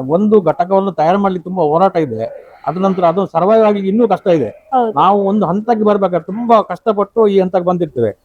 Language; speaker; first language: Kannada; non-native, local second language; Konkani